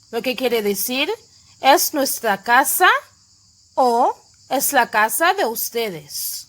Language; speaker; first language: Spanish; non-native, fluent; Haitian Creole